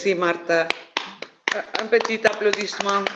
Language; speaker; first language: French; non-native, fluent; Spanish